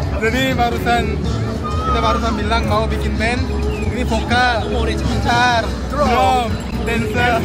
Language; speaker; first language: Indonesian; non-native, fluent; Korean